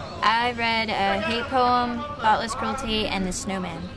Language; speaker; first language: English; native; English